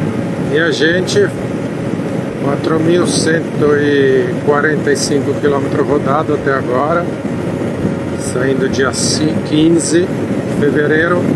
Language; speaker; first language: Portuguese; non-native, fluent; Italian